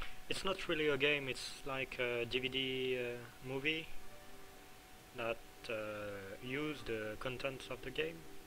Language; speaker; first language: English; non-native, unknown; French